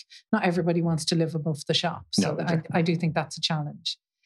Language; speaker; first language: English; native; English